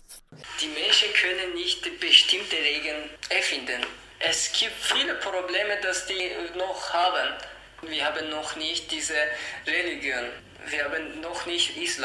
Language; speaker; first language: German; non-native, learner; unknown